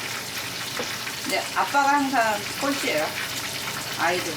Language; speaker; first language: Korean; native; Korean